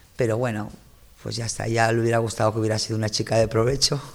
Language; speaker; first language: Spanish; native; Spanish